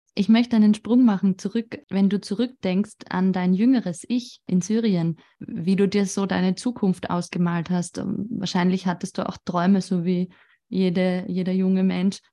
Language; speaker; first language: German; native; German